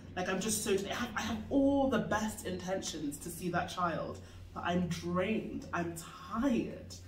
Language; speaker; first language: English; native; English